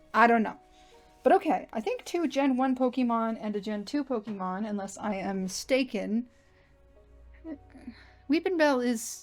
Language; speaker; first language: English; native; English